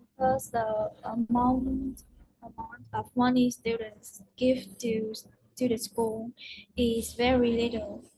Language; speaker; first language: English; non-native, learner; Vietnamese